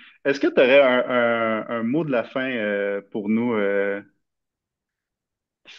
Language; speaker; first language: French; native; French